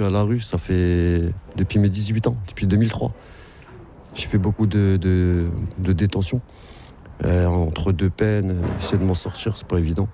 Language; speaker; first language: French; native; French